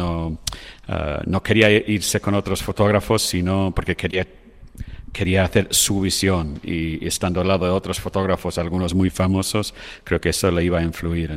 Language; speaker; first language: Spanish; non-native, fluent; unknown